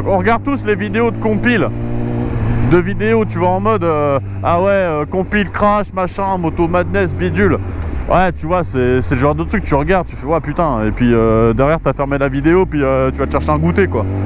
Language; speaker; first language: French; native; French